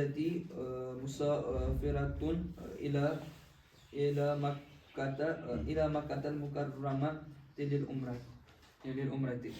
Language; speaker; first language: Arabic; non-native, learner; Kashmiri